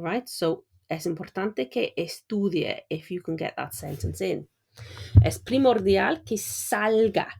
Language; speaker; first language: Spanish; non-native, fluent; English